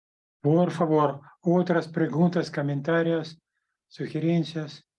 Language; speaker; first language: Spanish; non-native, learner; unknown